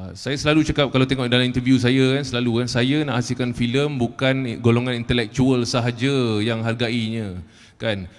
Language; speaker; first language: Malay; native; Malay